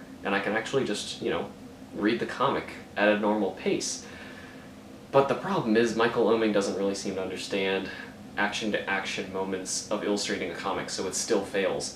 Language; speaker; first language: English; native; English